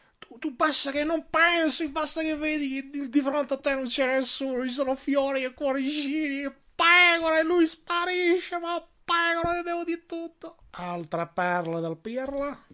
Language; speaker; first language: Italian; non-native, fluent; Albanian